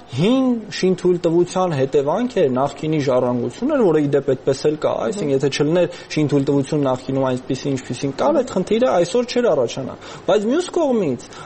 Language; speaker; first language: Armenian; native; Armenian